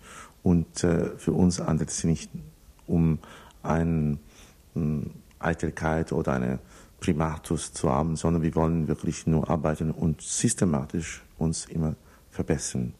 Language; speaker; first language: German; non-native, fluent; Italian